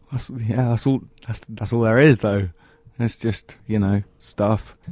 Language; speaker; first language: English; native; English